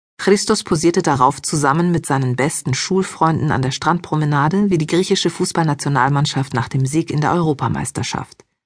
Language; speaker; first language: German; early bilingual, other home language; Greek